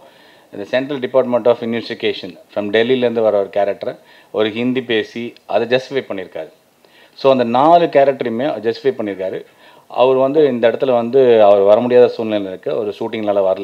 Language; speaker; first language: Tamil; native; Tamil